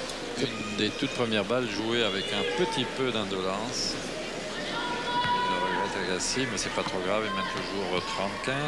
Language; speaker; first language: French; native; French